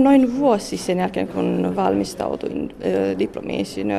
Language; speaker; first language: Finnish; non-native, fluent; Romanian